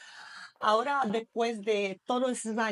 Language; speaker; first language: Spanish; non-native, fluent; Portuguese